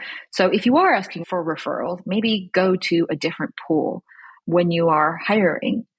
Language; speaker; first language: English; early bilingual, other home language; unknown